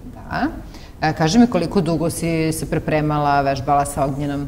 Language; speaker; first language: Serbian; native; Serbian